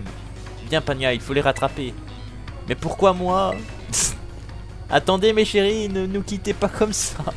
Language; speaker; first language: French; native; French